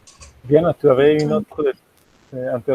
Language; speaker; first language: French; non-native, fluent; Spanish